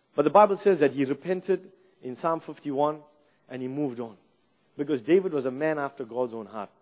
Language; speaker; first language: English; native; English